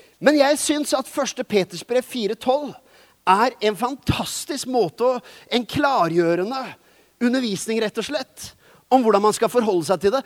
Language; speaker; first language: Norwegian; native; Norwegian